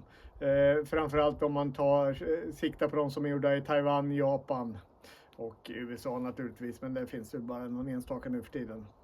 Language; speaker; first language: Swedish; native; Swedish